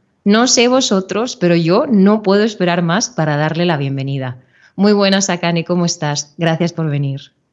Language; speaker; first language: Spanish; native; Spanish